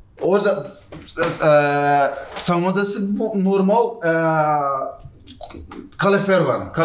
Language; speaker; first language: Turkish; non-native, learner; Portuguese